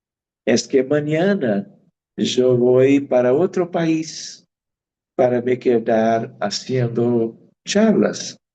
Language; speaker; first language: Spanish; non-native, fluent; Portuguese